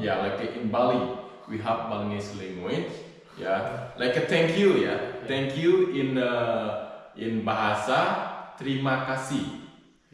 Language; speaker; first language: English; non-native, learner; Balinese